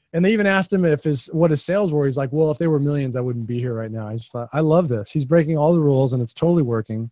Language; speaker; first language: English; native; English